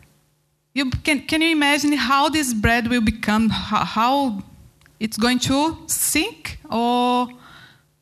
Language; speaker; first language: English; non-native, learner; Portuguese